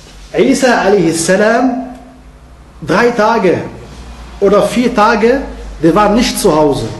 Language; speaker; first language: German; non-native, fluent; Arabic